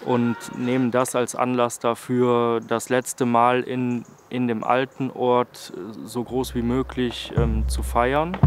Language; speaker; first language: German; native; German